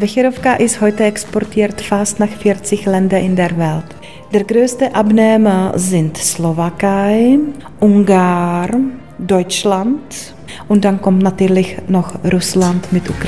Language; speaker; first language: German; non-native, fluent; Czech